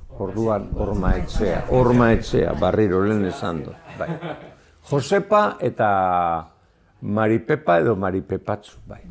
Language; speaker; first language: Basque; native; Basque